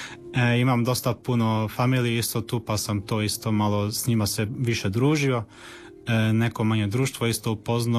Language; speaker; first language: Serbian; early bilingual, heritage; Croatian